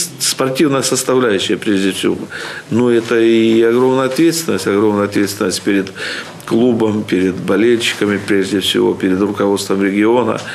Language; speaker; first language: Russian; native; Russian